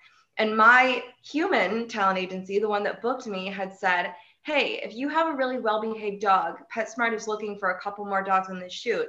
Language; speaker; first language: English; native; English